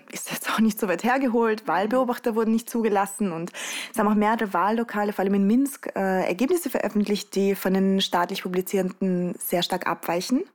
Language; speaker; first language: German; early bilingual, other home language; Russian